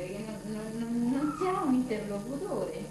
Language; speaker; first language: Italian; native; Italian